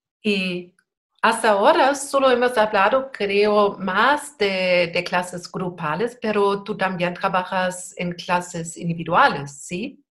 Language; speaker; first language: Spanish; non-native, learner; German